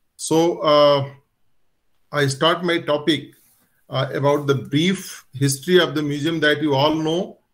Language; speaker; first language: English; non-native, local second language; Hindi